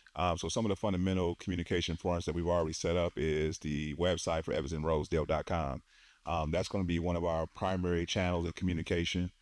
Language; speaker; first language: English; native; English